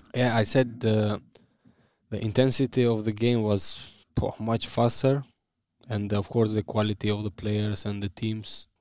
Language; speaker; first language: English; non-native, fluent; Albanian